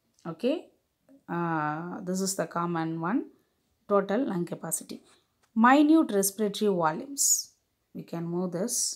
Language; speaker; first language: English; non-native, local second language; Tamil